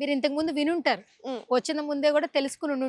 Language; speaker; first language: Telugu; native; Telugu